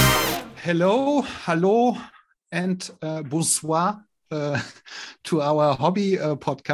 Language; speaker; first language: English; non-native, fluent; German